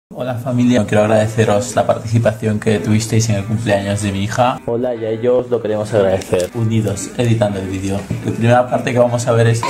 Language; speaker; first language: Spanish; native; Spanish